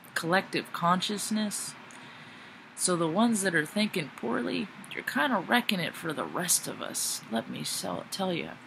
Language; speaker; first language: English; native; English